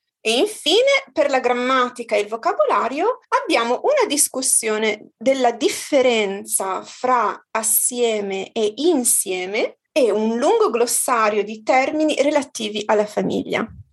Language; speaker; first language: Italian; native; Italian